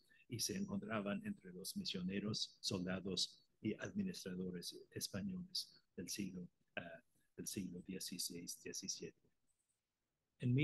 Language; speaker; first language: Spanish; non-native, fluent; Irish